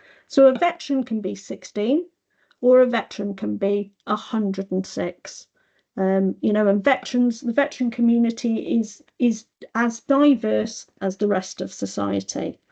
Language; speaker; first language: English; native; English